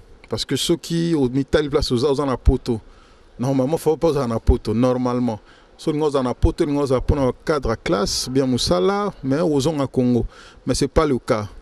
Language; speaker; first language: French; non-native, local second language; Lingala